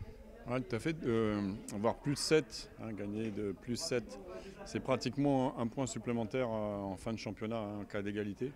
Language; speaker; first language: French; native; French